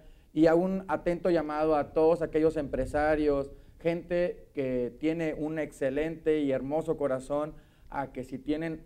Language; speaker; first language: Spanish; native; Spanish